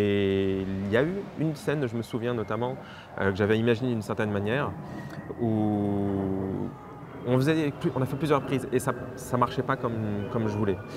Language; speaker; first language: French; native; French